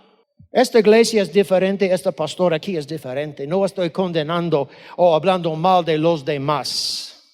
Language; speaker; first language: Spanish; non-native, fluent; English